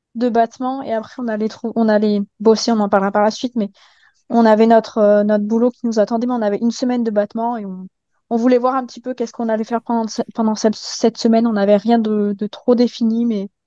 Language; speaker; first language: French; native; French